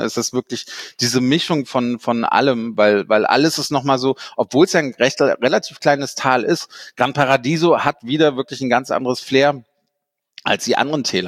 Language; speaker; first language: German; native; German